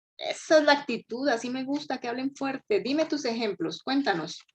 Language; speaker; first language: Spanish; native; Spanish